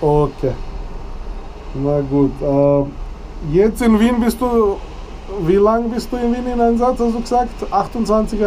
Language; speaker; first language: German; native; German